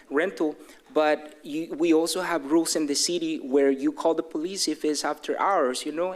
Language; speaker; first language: English; non-native, fluent; Spanish